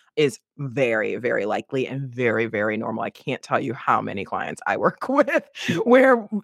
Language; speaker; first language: English; native; English